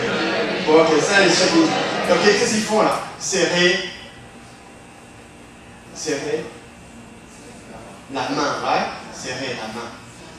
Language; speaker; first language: French; non-native, fluent; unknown